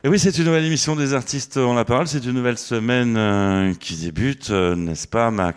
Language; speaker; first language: French; native; French